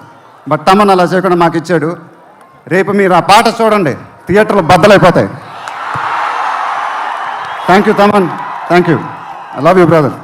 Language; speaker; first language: Telugu; native; Telugu